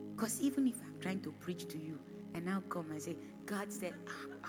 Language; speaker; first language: English; non-native, local second language; Bini